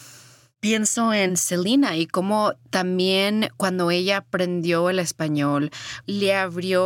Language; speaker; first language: Spanish; early bilingual, heritage; Spanish